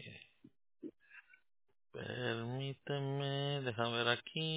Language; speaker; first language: Spanish; early bilingual, heritage; Spanish